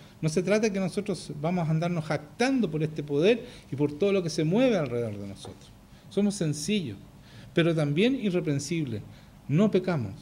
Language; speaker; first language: Spanish; native; Spanish